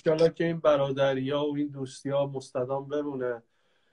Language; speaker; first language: Persian; native; Persian